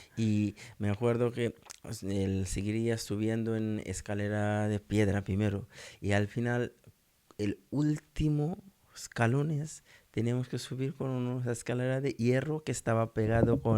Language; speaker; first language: Spanish; non-native, learner; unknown